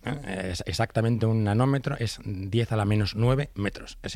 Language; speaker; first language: Spanish; native; Spanish